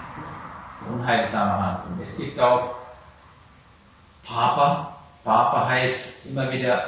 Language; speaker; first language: German; non-native, learner; Sinhala